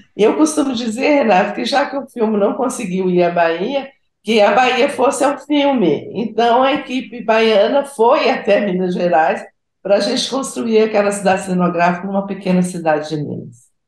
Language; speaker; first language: Portuguese; native; Portuguese